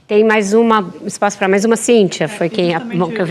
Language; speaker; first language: Portuguese; native; Portuguese